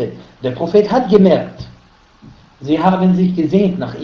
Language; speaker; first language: German; non-native, fluent; Arabic